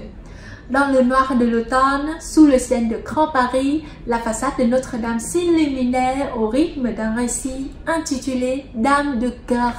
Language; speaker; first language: French; non-native, fluent; Vietnamese